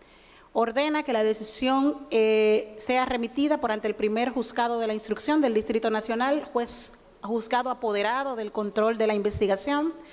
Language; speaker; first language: Spanish; native; Spanish